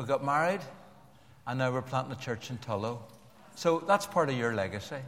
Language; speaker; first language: English; native; English